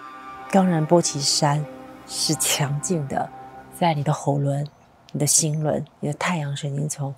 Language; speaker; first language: Chinese; native; Chinese